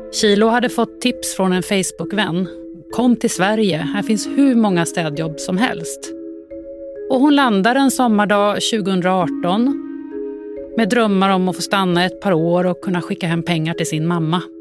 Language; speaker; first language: Swedish; native; Swedish